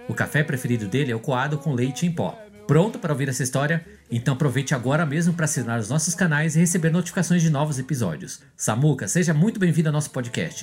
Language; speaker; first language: Portuguese; native; Portuguese